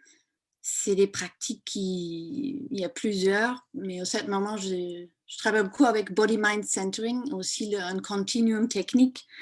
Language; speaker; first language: French; non-native, fluent; German